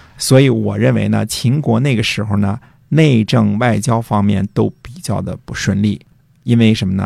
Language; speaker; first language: Chinese; native; Chinese